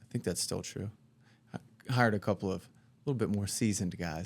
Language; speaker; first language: English; native; English